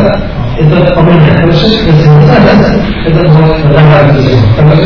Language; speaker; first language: Russian; non-native, learner; Tibetan